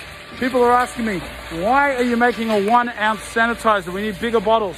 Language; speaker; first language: English; native; English